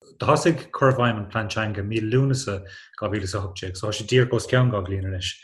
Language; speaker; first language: Irish; non-native, local second language; English